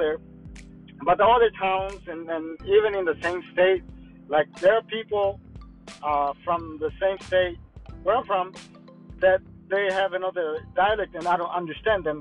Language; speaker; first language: English; non-native, fluent; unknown